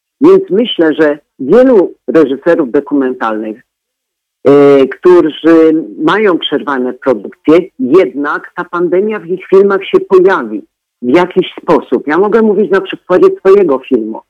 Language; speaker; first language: Polish; native; Polish